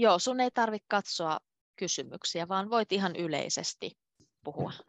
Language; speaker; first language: Finnish; native; Finnish